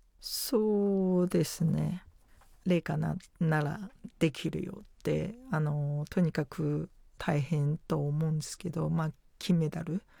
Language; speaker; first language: Japanese; non-native, fluent; Chinese